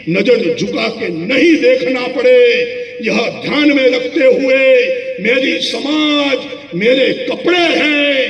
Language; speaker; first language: Hindi; non-native, local second language; Gujarati